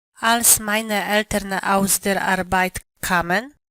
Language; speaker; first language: German; non-native, fluent; Polish